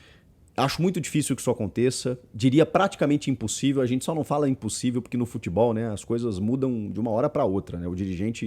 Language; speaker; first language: Portuguese; native; Portuguese